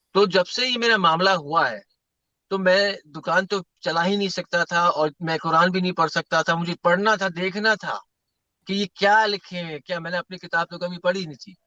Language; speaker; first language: Urdu; native; Urdu